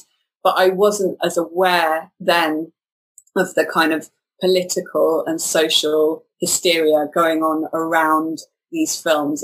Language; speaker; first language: English; native; English